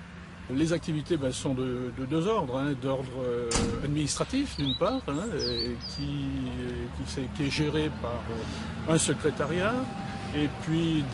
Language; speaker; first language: French; native; French